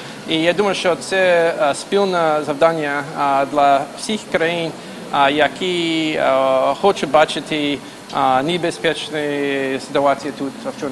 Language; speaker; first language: Ukrainian; non-native, fluent; English